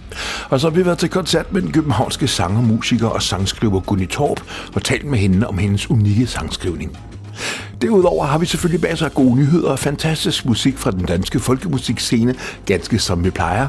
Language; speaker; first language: Danish; native; Danish